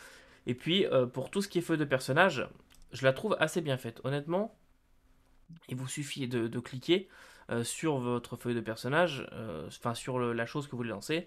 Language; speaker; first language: French; native; French